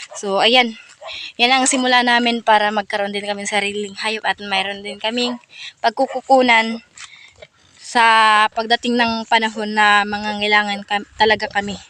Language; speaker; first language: Filipino; non-native, local second language; Cebuano